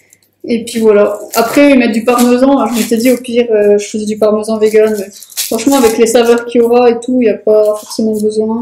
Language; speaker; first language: French; native; French